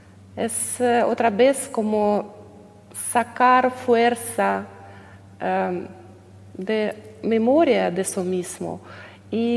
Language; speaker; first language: Spanish; non-native, learner; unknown